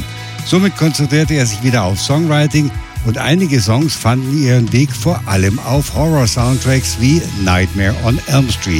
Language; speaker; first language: German; native; German